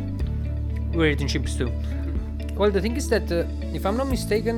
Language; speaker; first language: English; non-native, fluent; Italian